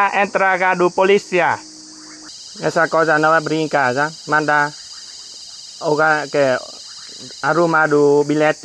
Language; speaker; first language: Portuguese; non-native, learner; Vietnamese